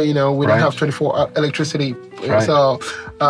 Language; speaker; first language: English; non-native, local second language; Yoruba